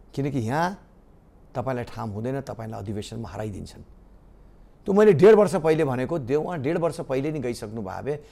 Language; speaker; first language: Nepali; native; Nepali